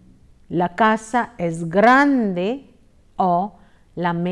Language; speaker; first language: Spanish; non-native, fluent; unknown